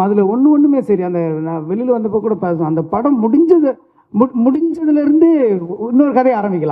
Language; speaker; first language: Tamil; native; Tamil